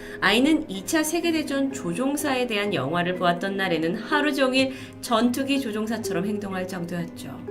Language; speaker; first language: Korean; native; Korean